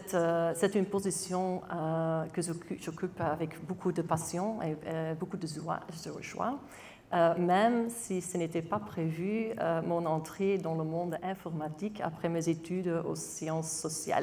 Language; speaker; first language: French; non-native, local second language; Dutch